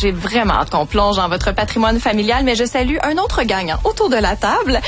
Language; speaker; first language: French; native; French